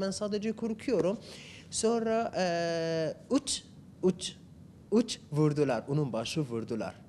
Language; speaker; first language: Turkish; non-native, learner; Arabic